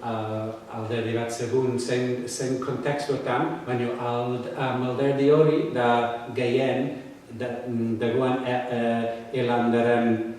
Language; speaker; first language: Basque; non-native, learner; English